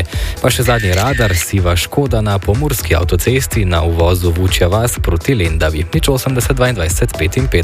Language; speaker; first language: Slovenian; native; Slovenian